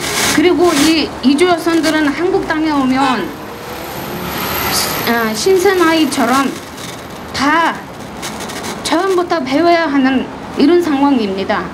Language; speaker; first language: Korean; non-native, fluent; Mongolian